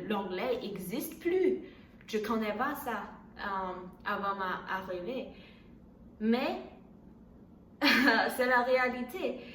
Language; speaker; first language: French; non-native, learner; Chinese